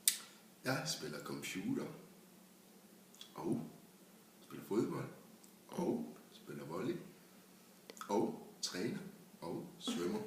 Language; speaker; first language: Danish; early bilingual, other home language; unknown